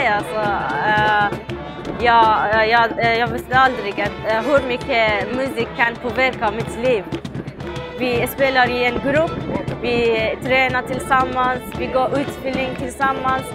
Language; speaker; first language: Swedish; non-native, learner; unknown